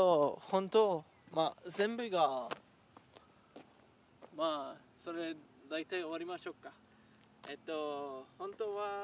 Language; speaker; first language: Japanese; non-native, learner; French